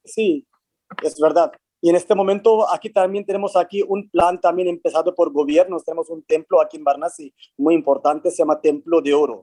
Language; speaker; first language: Spanish; non-native, fluent; Hindi